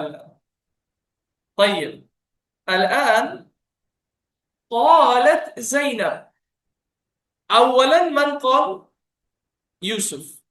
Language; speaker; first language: Arabic; non-native, fluent; Bangla